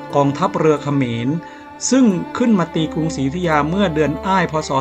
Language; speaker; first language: Thai; native; Thai